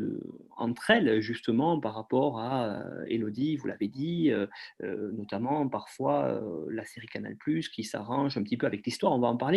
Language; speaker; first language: French; native; French